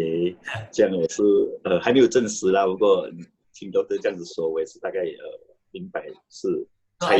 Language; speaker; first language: Chinese; native; Chinese